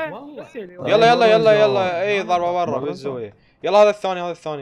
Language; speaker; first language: Arabic; native; Arabic